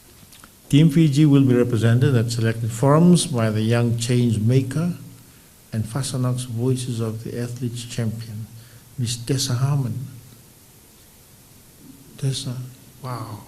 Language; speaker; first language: English; non-native, local second language; Fijian